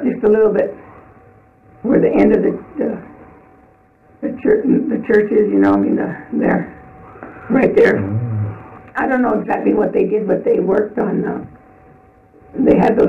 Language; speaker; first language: English; native; English